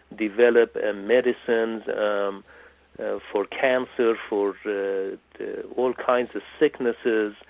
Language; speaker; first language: English; native; English